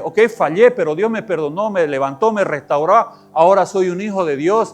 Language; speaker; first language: Spanish; native; Spanish